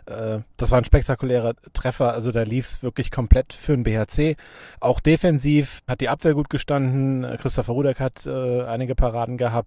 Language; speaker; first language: German; native; German